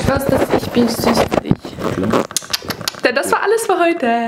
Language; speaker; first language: German; non-native, learner; English